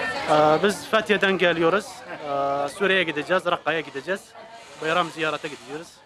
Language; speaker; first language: Turkish; non-native, fluent; Arabic